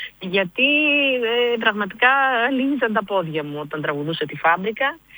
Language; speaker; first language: Greek; early bilingual, heritage; Greek